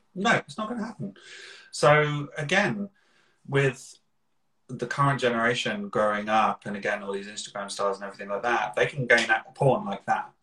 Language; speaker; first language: English; native; English